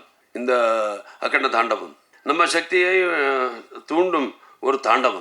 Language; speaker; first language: Tamil; non-native, local second language; Telugu